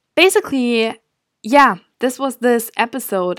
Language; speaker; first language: English; non-native, fluent; German